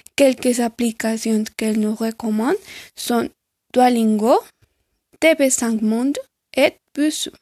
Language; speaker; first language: French; non-native, learner; Spanish